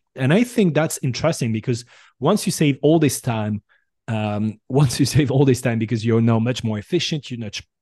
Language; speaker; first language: English; non-native, fluent; French